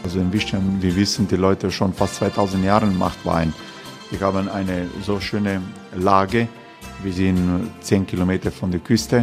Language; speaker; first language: German; non-native, learner; Croatian